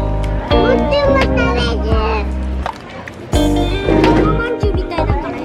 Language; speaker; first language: Japanese; early bilingual, other home language; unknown